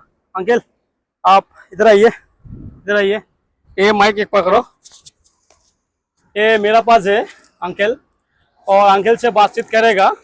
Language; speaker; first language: Hindi; non-native, local second language; Bangla